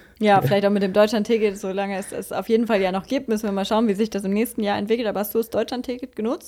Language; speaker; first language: German; native; German